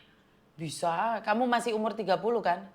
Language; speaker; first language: Indonesian; native; Indonesian